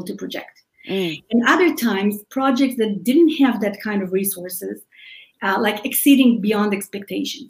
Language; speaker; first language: English; non-native, fluent; Hebrew